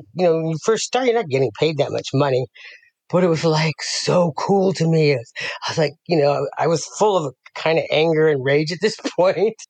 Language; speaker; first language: English; native; English